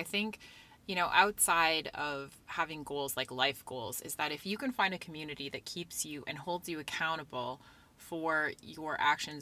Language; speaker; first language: English; native; English